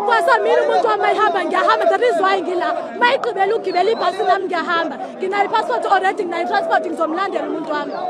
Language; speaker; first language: Zulu; non-native, local second language; Xhosa